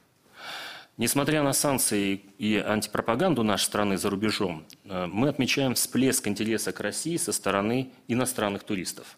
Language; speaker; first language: Russian; native; Russian